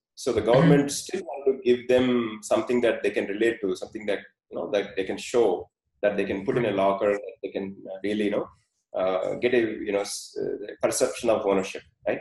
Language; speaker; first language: English; non-native, fluent; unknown